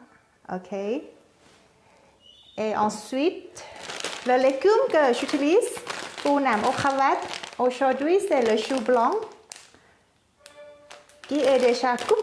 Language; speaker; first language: French; non-native, learner; Thai